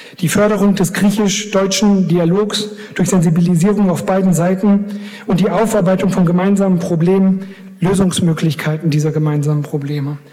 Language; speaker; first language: German; early bilingual, other home language; Greek